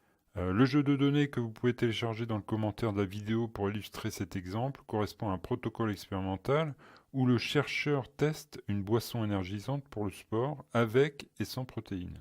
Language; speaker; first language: French; native; French